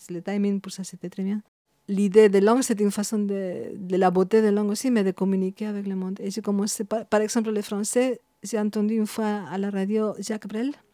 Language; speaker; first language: French; non-native, fluent; Spanish